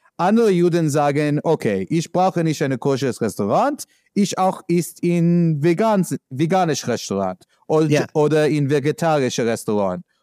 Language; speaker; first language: German; non-native, learner; English